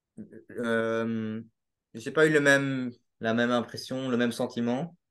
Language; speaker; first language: French; native; French